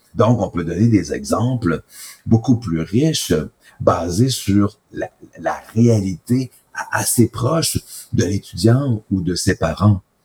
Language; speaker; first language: French; native; French